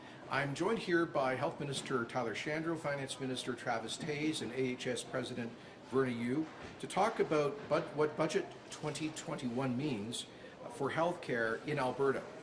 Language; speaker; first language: English; native; English